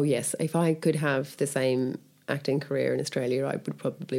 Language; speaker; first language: English; native; English